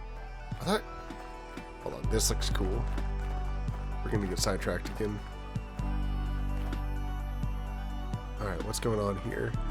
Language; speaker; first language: English; native; English